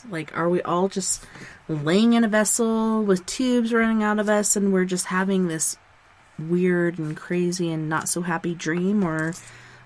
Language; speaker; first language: English; native; English